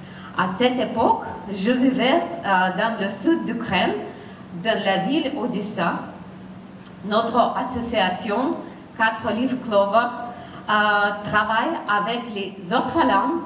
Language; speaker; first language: French; non-native, fluent; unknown